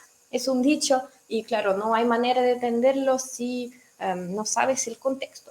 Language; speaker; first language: Spanish; non-native, fluent; Russian